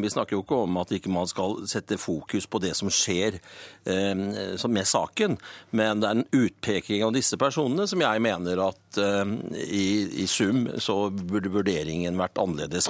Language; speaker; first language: Norwegian; native; Norwegian